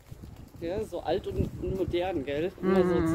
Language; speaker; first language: German; native; German